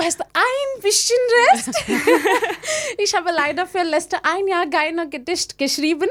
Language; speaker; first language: German; non-native, fluent; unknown